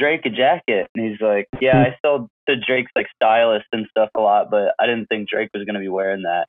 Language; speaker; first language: English; native; English